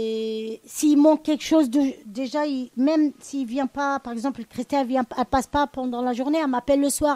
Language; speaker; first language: French; non-native, learner; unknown